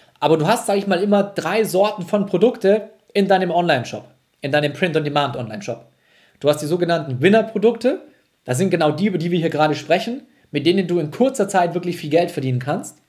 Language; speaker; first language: German; native; German